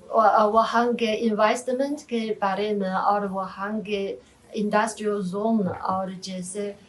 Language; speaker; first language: Hindi; non-native, fluent; Chinese